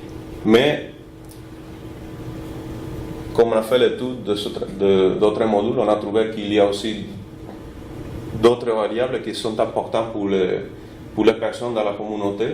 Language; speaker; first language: French; non-native, fluent; Spanish